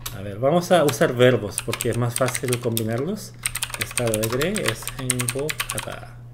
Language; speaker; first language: Spanish; early bilingual, other home language; Korean